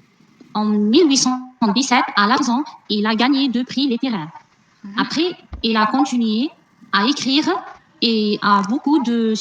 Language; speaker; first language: French; non-native, learner; Arabic